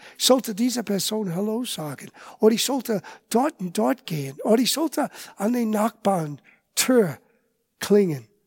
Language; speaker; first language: German; non-native, fluent; English